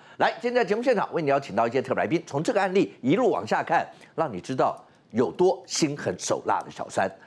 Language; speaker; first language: Chinese; native; Chinese